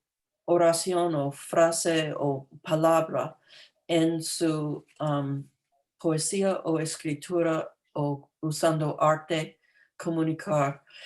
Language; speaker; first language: Spanish; non-native, fluent; English